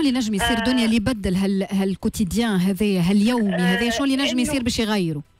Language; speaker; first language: Arabic; native; Arabic